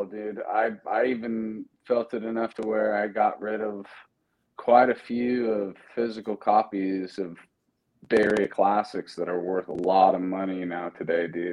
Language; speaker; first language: English; native; English